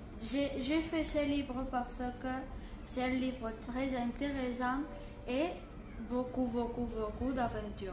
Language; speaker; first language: French; non-native, learner; Catalan